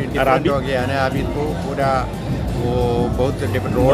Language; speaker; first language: Hindi; non-native, local second language; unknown